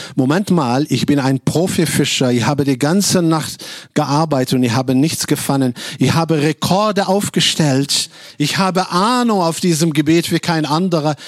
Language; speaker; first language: German; non-native, fluent; Arabic